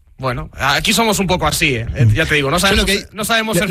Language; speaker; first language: Spanish; native; Spanish